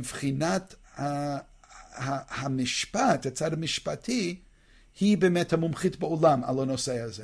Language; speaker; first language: Hebrew; non-native, fluent; English